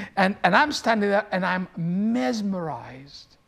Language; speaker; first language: English; native; English